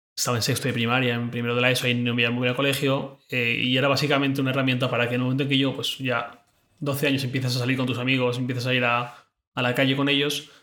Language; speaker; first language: Spanish; native; Spanish